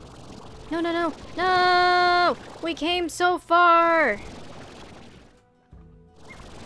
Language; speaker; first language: English; native; English